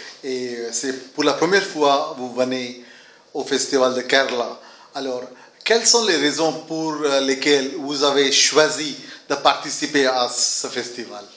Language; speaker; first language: French; non-native, fluent; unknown